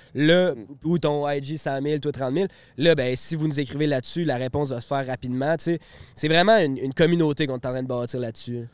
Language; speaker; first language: French; native; French